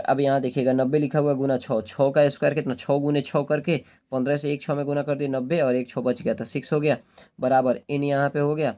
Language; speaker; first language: Hindi; native; Hindi